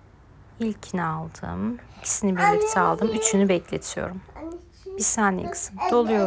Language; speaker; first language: Turkish; native; Turkish